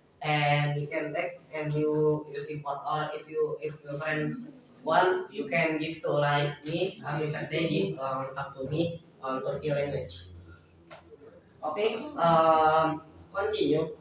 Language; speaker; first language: English; non-native, learner; Indonesian